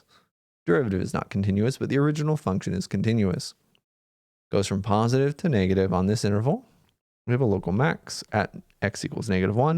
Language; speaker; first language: English; native; English